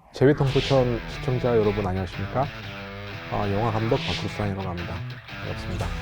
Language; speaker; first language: Korean; non-native, fluent; Russian